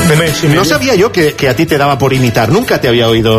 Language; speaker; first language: Spanish; native; Spanish